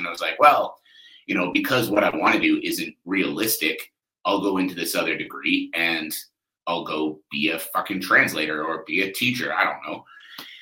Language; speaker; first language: English; native; English